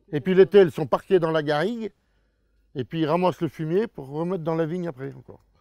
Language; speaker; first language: French; native; French